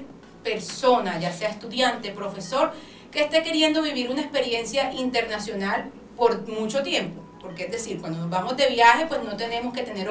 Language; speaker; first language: Spanish; native; Spanish